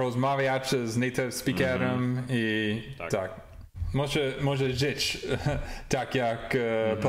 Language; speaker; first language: Polish; non-native, learner; English